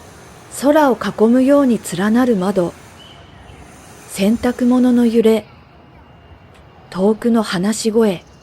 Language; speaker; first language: Japanese; native; Japanese